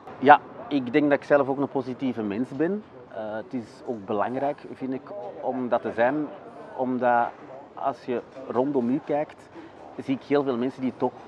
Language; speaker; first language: Dutch; native; Dutch